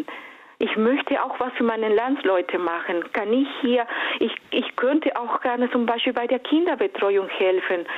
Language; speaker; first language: German; non-native, fluent; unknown